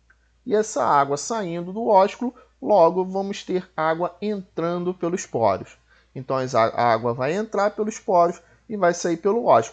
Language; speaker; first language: Portuguese; native; Portuguese